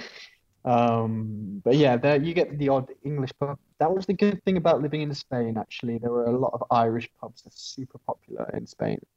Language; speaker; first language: English; native; English